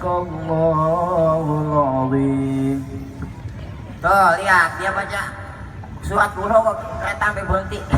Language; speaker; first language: Indonesian; native; Indonesian